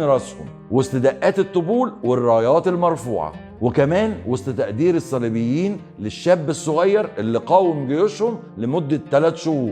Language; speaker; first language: Arabic; native; Arabic